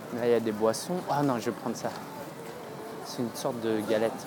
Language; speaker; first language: French; native; French